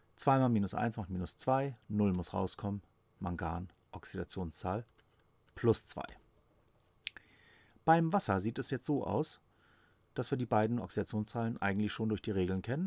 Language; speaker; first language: German; native; German